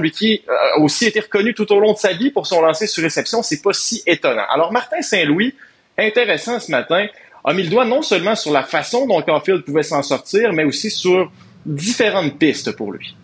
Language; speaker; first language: French; native; French